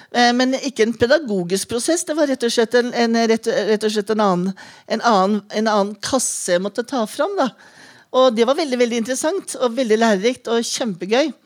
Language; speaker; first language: Norwegian; native; Norwegian